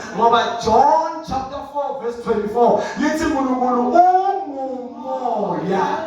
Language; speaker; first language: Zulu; non-native, local second language; Swati